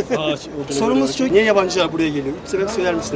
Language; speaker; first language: Turkish; native; Turkish